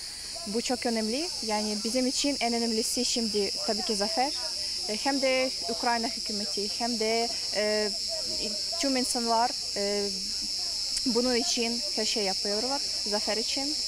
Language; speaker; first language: Turkish; non-native, fluent; Ukrainian